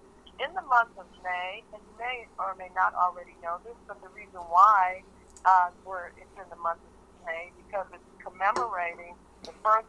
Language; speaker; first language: English; early bilingual, other home language; Korean